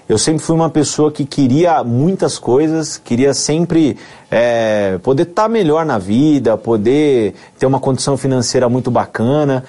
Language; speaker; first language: Portuguese; native; Portuguese